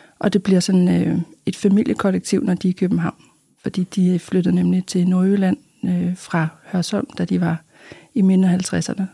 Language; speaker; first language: Danish; native; Danish